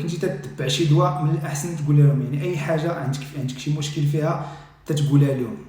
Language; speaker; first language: Arabic; native; Arabic